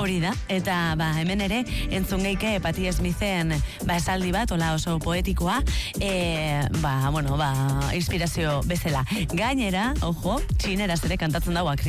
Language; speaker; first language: Basque; native; Basque